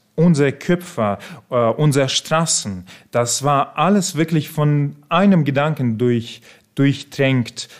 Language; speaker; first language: German; non-native, fluent; Russian